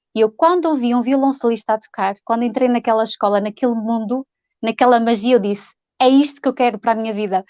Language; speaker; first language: Portuguese; native; Portuguese